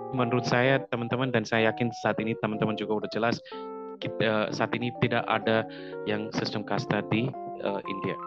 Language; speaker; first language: Indonesian; non-native, fluent; Hindi